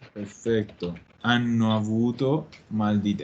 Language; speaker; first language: Italian; non-native, fluent; Spanish